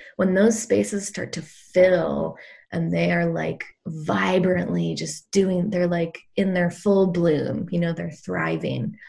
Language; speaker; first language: English; native; English